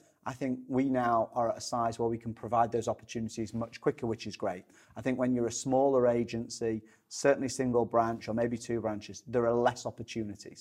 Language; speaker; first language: English; native; English